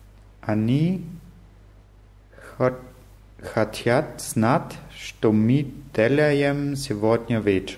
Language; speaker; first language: Russian; non-native, learner; German